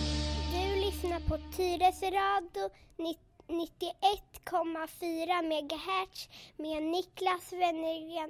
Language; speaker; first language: Swedish; native; Swedish